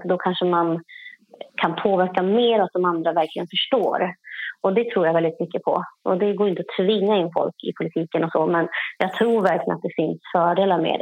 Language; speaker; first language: Swedish; native; Swedish